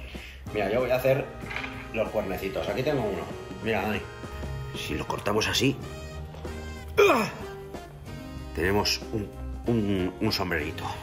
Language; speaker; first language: Spanish; native; Spanish